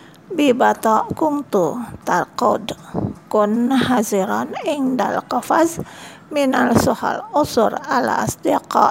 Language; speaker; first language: Arabic; non-native, learner; Indonesian